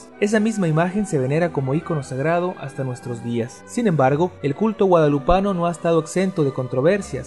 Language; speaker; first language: Spanish; native; Spanish